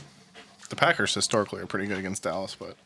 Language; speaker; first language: English; native; English